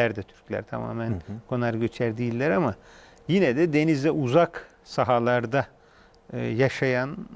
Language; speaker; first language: Turkish; native; Turkish